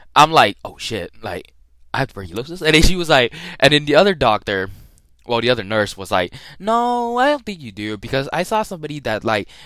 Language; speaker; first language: English; early bilingual, other home language; Thai